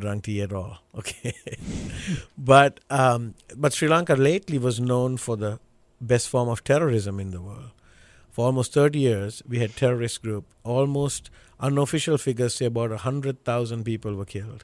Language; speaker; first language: English; non-native, local second language; Sinhala